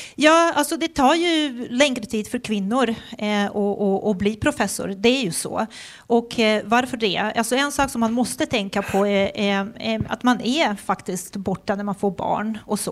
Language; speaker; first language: Swedish; non-native, fluent; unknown